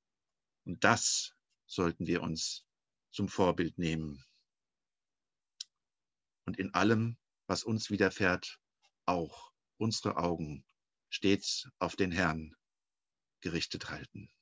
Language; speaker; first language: German; native; German